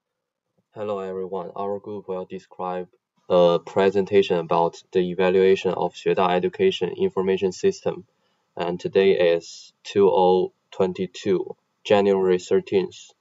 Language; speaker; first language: English; non-native, learner; Chinese